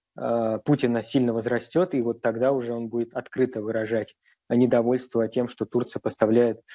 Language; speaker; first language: Russian; native; Russian